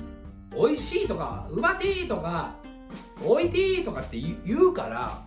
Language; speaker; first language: Japanese; native; Japanese